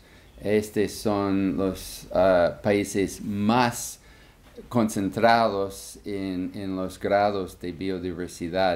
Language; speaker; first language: Spanish; non-native, fluent; English